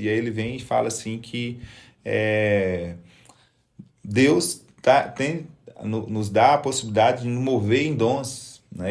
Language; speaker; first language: Portuguese; native; Portuguese